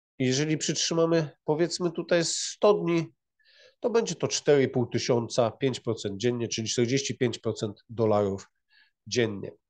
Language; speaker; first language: Polish; native; Polish